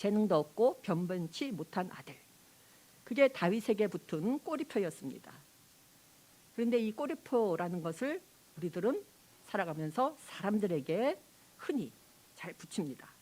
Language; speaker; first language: Korean; native; Korean